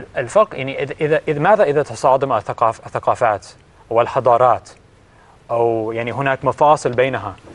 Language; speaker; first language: Arabic; non-native, fluent; English